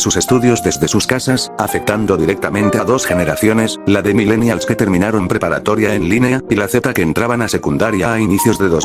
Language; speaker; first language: Spanish; native; Spanish